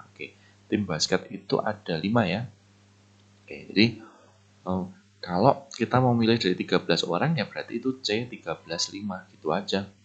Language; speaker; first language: Indonesian; native; Indonesian